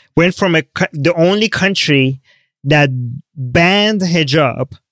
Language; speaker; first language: English; non-native, fluent; Persian